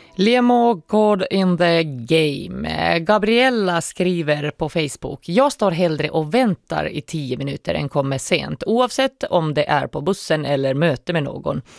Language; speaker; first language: Swedish; native; Swedish